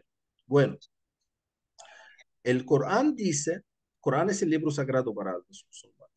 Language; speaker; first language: Spanish; non-native, fluent; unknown